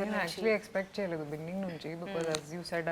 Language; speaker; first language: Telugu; non-native, fluent; Hindi